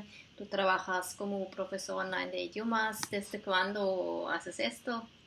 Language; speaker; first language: Spanish; non-native, fluent; Portuguese